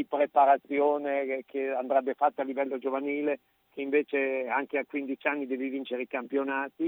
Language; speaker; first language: Italian; native; Italian